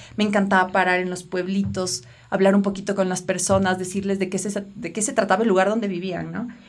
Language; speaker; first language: Spanish; native; Spanish